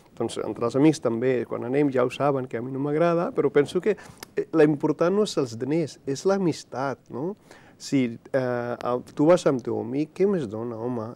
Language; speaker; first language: Catalan; non-native, fluent; Punjabi